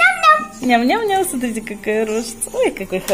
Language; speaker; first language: Russian; native; Russian